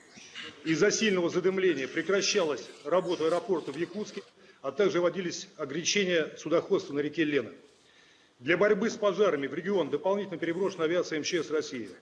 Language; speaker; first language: Russian; native; Russian